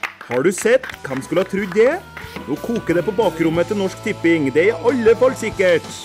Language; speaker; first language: Norwegian; native; Norwegian